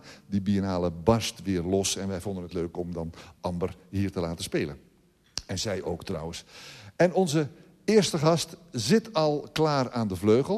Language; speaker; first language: Dutch; native; Dutch